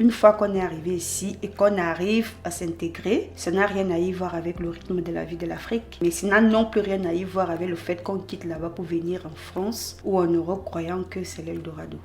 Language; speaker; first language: French; native; French